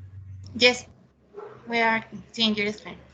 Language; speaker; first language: English; non-native, learner; Spanish